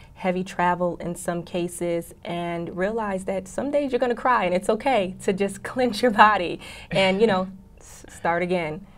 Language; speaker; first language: English; native; English